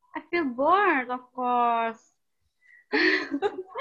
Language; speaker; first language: English; non-native, learner; Indonesian